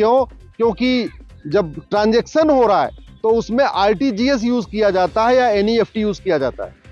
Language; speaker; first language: Hindi; native; Hindi